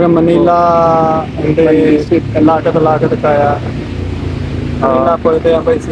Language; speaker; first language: Filipino; non-native, learner; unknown